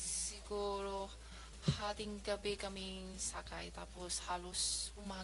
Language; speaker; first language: Filipino; non-native, learner; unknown